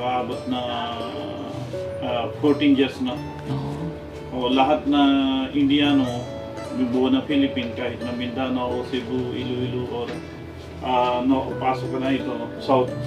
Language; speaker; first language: Filipino; non-native, learner; Punjabi